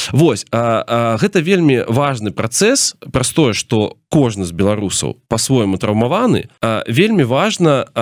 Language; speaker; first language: Belarusian; non-native, local second language; Russian